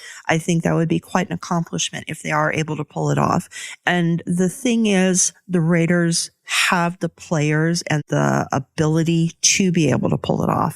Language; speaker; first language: English; native; English